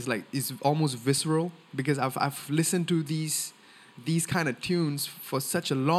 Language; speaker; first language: English; non-native, local second language; Tamil